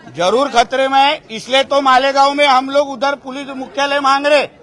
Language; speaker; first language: Hindi; non-native, local second language; Marathi